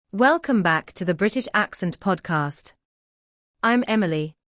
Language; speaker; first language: English; native; English